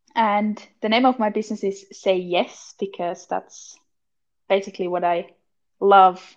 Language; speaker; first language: English; non-native, fluent; German